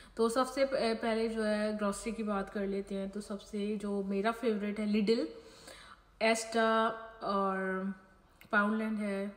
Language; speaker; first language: Urdu; native; Urdu